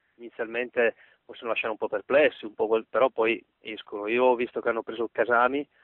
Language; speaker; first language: Italian; native; Italian